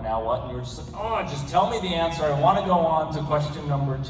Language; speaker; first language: English; native; English